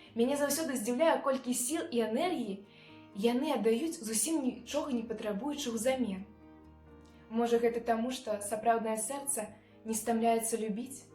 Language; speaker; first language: Belarusian; non-native, local second language; Russian